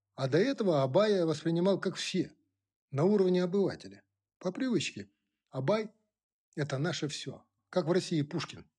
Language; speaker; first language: Russian; non-native, local second language; Kazakh